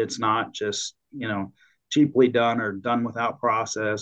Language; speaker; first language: English; native; English